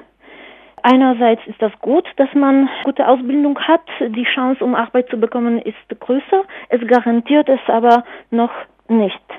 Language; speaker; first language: German; non-native, fluent; Polish